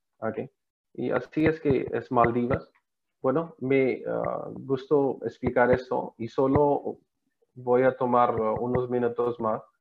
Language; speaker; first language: Spanish; non-native, learner; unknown